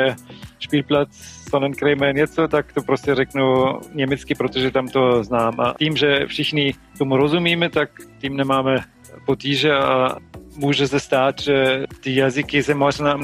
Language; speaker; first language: Czech; non-native, fluent; German